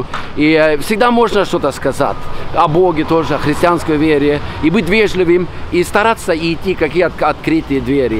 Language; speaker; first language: Russian; non-native, fluent; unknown